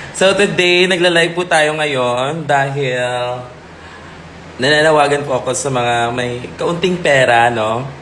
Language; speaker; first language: Filipino; non-native, local second language; Cebuano